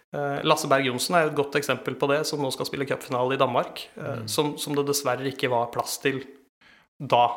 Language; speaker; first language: Norwegian; native; Norwegian